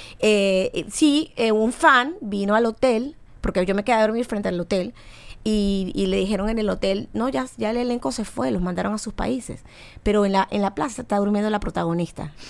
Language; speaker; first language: Spanish; native; Spanish